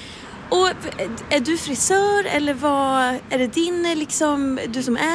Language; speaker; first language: Swedish; native; Swedish